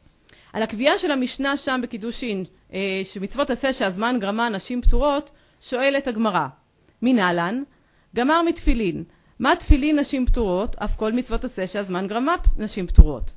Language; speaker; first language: Hebrew; native; Hebrew